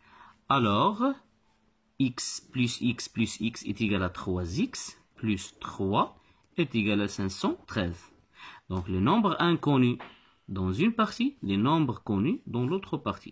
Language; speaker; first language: French; non-native, local second language; Arabic